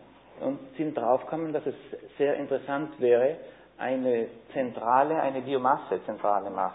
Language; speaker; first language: German; non-native, fluent; Spanish